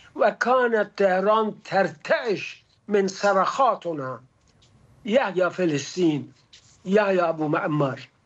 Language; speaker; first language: Arabic; non-native, fluent; Persian